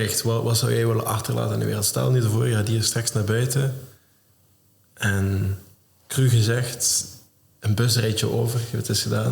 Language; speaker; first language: Dutch; native; Dutch